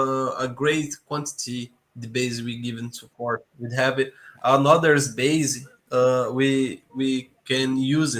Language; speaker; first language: English; non-native, learner; Portuguese